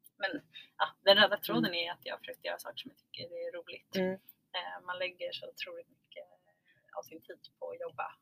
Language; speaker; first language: Swedish; early bilingual, other home language; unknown